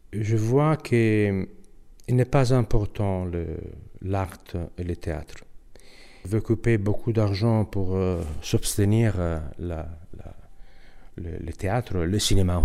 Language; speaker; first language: French; non-native, learner; Italian